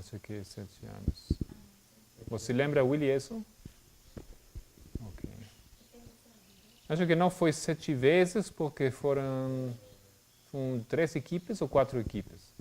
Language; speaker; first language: Portuguese; non-native, fluent; German